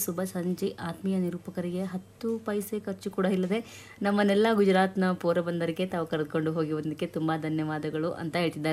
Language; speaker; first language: Kannada; native; Kannada